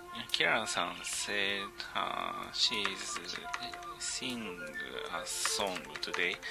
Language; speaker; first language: English; non-native, learner; Japanese